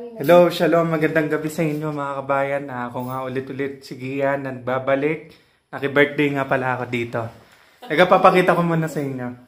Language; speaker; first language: Filipino; native; Filipino